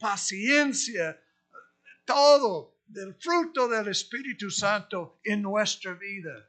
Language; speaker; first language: Spanish; non-native, fluent; English